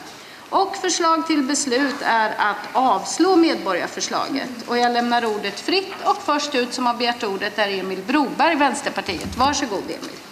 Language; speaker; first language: Swedish; native; Swedish